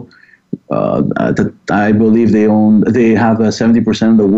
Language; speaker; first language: English; native; English